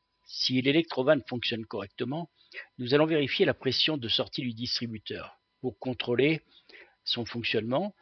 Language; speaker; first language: French; native; French